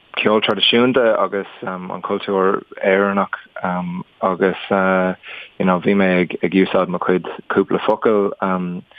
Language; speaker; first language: Irish; non-native, learner; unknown